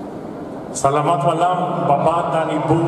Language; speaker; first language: Indonesian; non-native, fluent; Greek